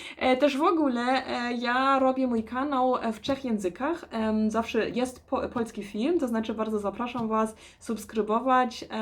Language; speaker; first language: Polish; early bilingual, heritage; Polish